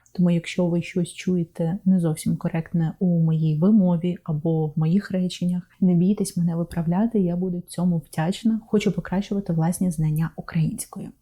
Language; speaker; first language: Ukrainian; non-native, local second language; Russian